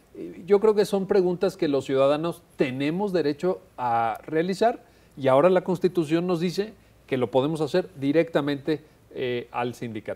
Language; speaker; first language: Spanish; native; Spanish